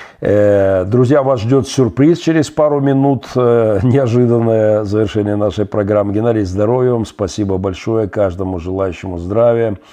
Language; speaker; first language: Russian; native; Russian